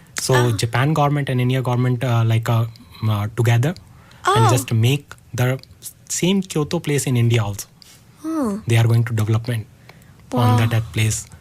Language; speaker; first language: English; non-native, learner; Hindi